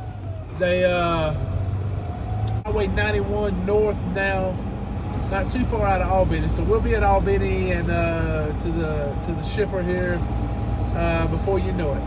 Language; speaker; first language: English; native; English